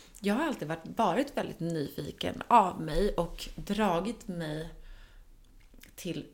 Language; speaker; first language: Swedish; native; Swedish